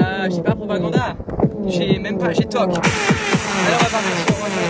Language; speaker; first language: French; native; French